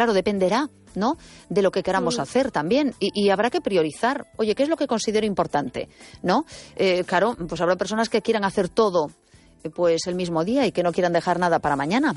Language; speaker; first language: Spanish; native; Spanish